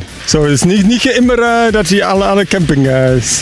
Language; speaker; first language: German; non-native, learner; Dutch